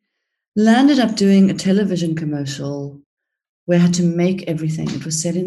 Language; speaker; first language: English; early bilingual, other home language; Greek